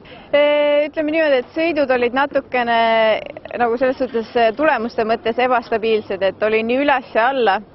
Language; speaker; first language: Estonian; native; Estonian